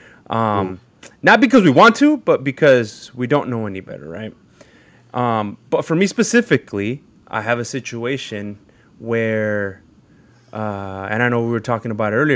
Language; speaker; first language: English; early bilingual, other home language; Spanish